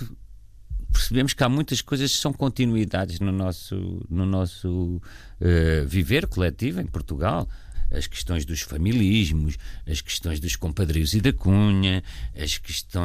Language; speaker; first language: Portuguese; native; Portuguese